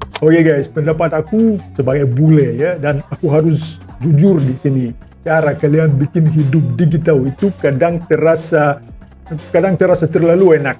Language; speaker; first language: Indonesian; non-native, fluent; Russian